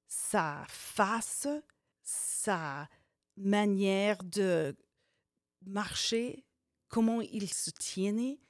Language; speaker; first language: French; non-native, fluent; English